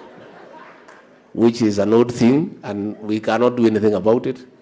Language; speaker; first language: English; non-native, local second language; Kikuyu